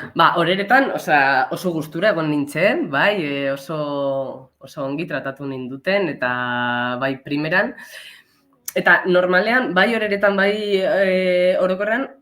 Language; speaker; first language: Basque; non-native, local second language; Spanish